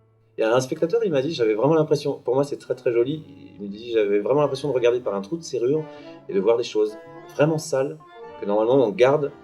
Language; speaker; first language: French; native; French